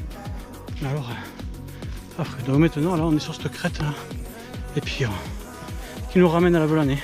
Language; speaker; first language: French; native; French